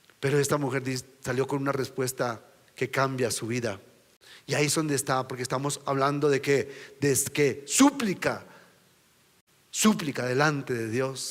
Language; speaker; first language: Spanish; native; Spanish